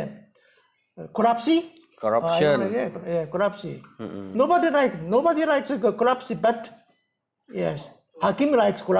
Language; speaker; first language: English; non-native, learner; Japanese